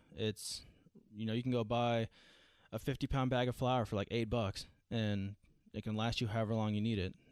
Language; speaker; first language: English; native; English